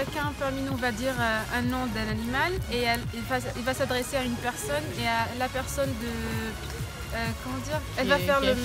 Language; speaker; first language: French; non-native, learner; Spanish